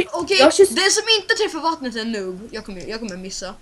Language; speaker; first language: Swedish; native; Swedish